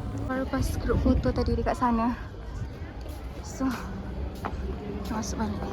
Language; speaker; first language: Malay; native; Malay